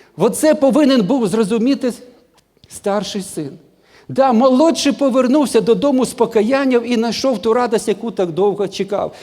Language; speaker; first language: Ukrainian; non-native, local second language; Russian